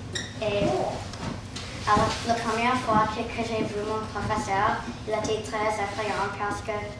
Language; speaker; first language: French; non-native, learner; English